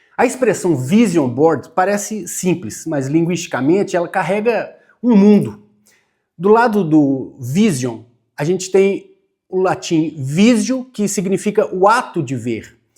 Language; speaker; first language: Portuguese; native; Portuguese